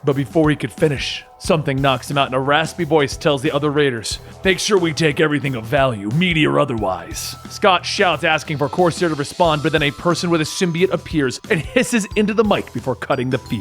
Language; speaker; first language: English; native; English